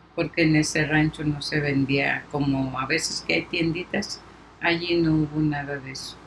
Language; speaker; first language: Spanish; native; Spanish